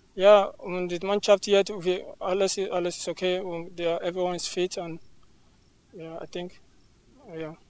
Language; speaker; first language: German; non-native, learner; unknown